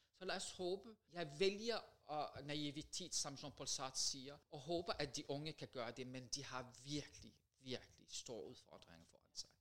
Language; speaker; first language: Danish; non-native, fluent; Arabic